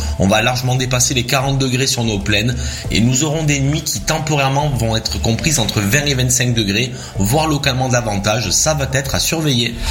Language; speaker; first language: French; native; French